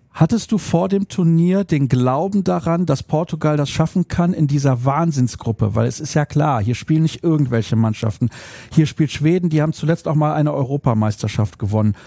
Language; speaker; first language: German; native; German